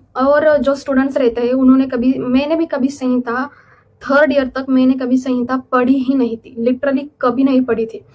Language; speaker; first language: Hindi; non-native, local second language; Marathi